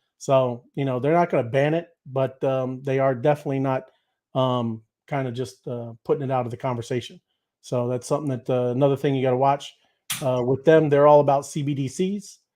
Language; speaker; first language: English; native; English